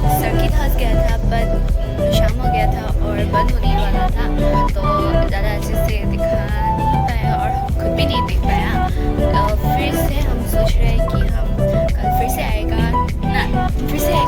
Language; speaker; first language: Hindi; non-native, local second language; Assamese